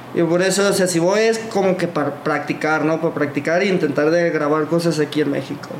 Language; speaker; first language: Spanish; early bilingual, other home language; English